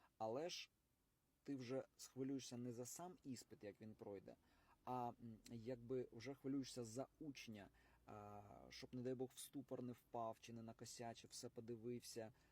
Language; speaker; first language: Ukrainian; non-native, local second language; Russian